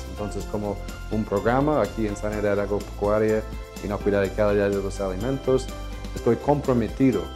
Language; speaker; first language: Spanish; non-native, fluent; English